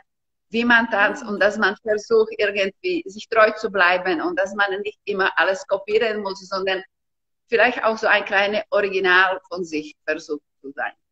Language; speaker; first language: German; non-native, fluent; Slovak